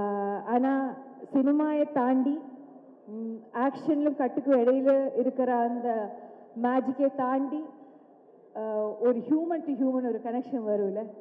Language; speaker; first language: Tamil; non-native, local second language; Malayalam